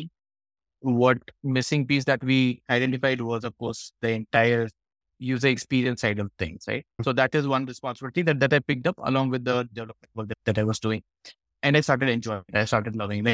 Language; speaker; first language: English; non-native, local second language; Hindi